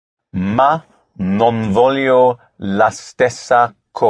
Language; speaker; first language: Italian; non-native, learner; English